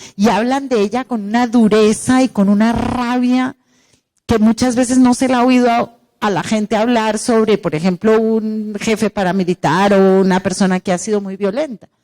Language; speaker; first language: Spanish; native; Spanish